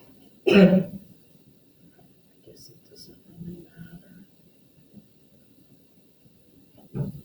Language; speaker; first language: English; native; English